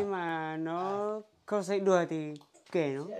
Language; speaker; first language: Vietnamese; non-native, local second language; Hmong